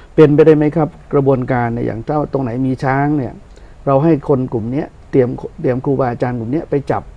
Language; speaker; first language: Thai; non-native, local second language; Northern Khmer